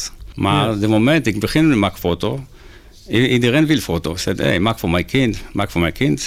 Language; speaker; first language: Dutch; non-native, learner; Hebrew